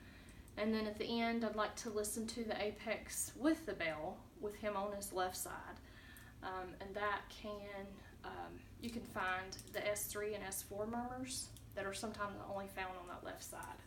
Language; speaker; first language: English; native; English